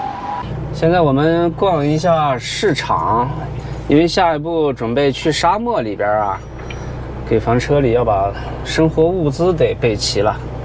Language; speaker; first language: Chinese; native; Chinese